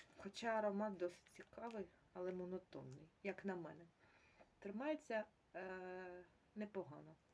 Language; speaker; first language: Ukrainian; native; Ukrainian